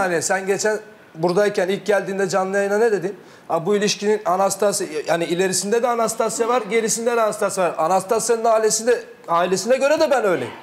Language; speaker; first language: Turkish; native; Turkish